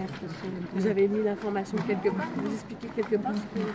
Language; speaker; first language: French; native; French